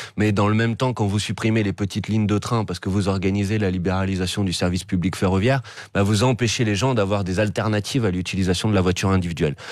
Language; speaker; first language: French; native; French